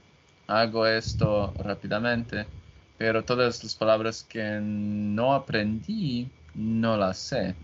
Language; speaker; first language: Spanish; non-native, learner; Portuguese